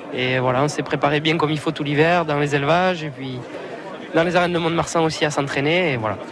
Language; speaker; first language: French; native; French